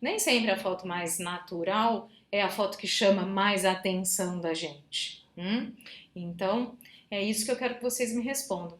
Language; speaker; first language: Portuguese; native; Portuguese